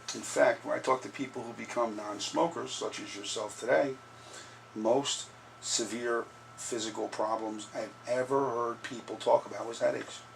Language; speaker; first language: English; native; English